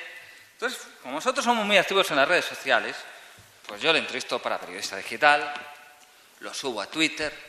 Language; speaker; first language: Spanish; native; Spanish